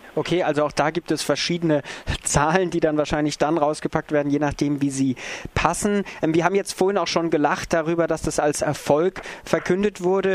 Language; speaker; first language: German; native; German